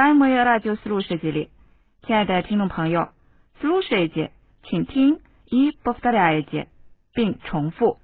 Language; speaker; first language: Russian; non-native, fluent; Chinese